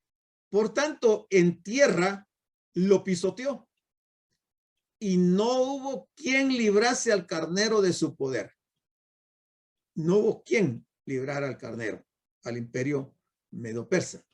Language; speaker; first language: Spanish; native; Spanish